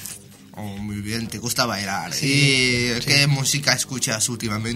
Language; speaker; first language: Spanish; non-native, fluent; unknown